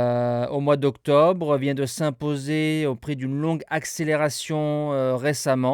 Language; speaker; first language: French; native; French